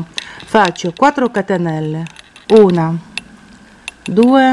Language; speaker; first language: Italian; non-native, fluent; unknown